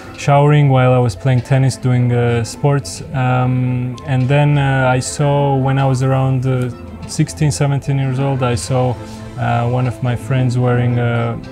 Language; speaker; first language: English; non-native, fluent; Georgian